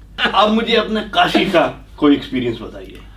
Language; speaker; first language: Hindi; native; Hindi